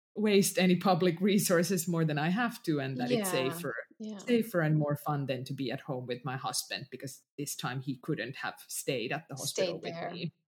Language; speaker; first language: English; non-native, fluent; Finnish